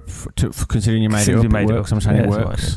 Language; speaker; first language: English; native; English